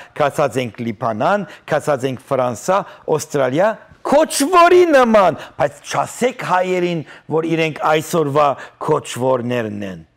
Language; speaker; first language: Armenian; early bilingual, heritage; Armenian